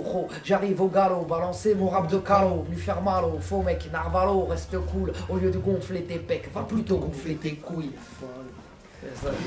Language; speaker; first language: French; native; French